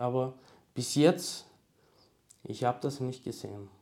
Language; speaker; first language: German; non-native, learner; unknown